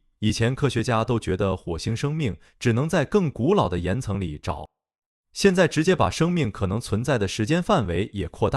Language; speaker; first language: Chinese; native; Chinese